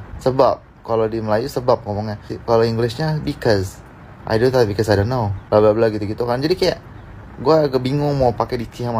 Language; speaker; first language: Indonesian; native; Indonesian